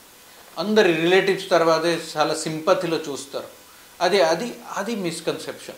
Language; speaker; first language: Telugu; non-native, fluent; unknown